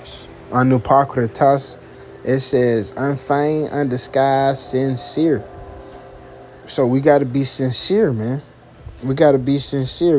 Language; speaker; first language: English; native; English